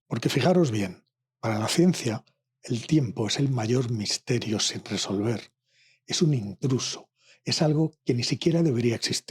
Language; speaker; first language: Spanish; native; Spanish